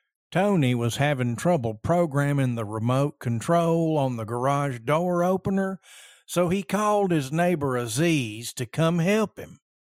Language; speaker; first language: English; early bilingual, other home language; Spanish